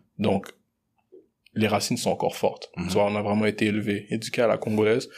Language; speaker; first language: French; early bilingual, other home language; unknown